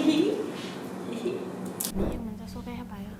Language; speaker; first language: Korean; non-native, fluent; Chinese